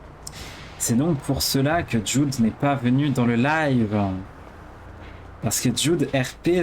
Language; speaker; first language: French; native; French